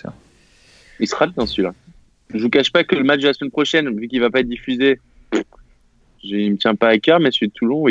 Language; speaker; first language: French; native; French